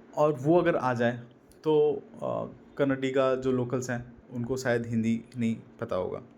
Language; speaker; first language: Hindi; non-native, local second language; Bangla